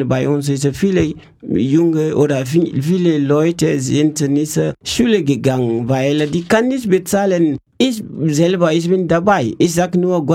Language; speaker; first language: German; non-native, learner; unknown